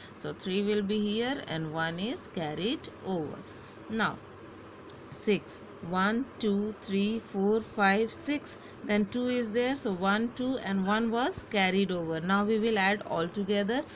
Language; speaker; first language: English; non-native, local second language; Hindi